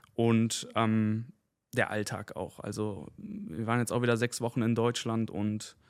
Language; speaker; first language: German; early bilingual, other home language; Spanish